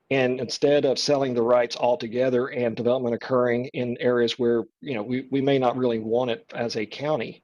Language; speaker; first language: English; native; English